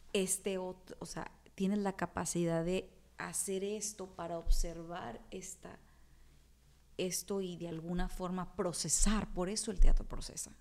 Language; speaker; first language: Spanish; native; Spanish